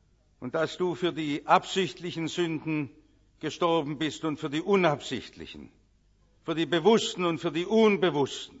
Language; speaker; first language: German; native; German